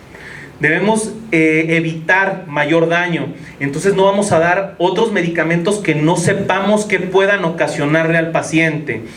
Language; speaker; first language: Spanish; native; Spanish